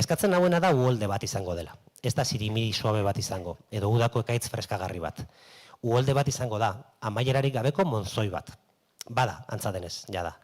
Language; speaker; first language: Basque; native; Basque